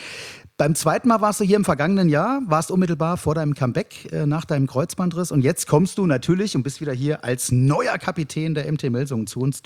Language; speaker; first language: German; native; German